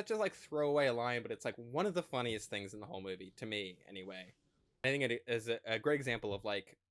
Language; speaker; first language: English; native; English